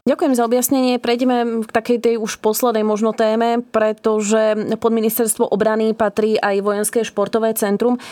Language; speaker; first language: Slovak; native; Slovak